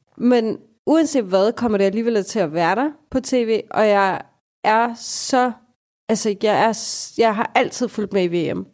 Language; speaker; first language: Danish; early bilingual, other home language; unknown